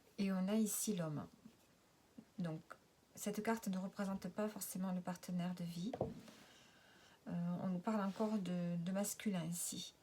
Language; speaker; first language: French; native; French